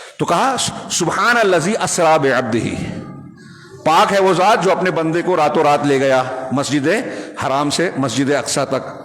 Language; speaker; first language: Urdu; native; Urdu